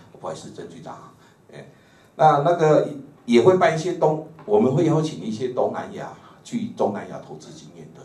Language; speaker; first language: Chinese; native; Chinese